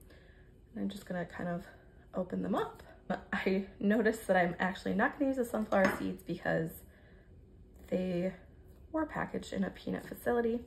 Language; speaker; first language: English; native; English